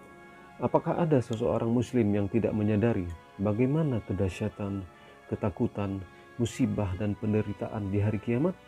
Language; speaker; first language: Indonesian; native; Indonesian